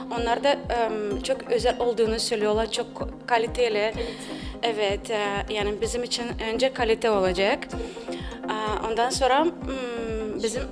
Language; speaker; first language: Turkish; non-native, learner; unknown